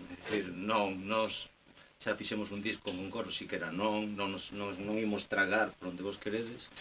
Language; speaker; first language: Galician; non-native, local second language; Spanish